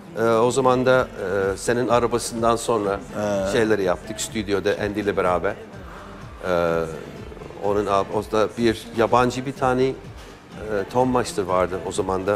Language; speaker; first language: Turkish; non-native, fluent; English